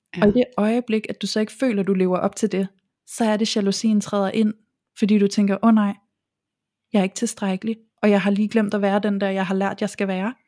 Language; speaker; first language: Danish; native; Danish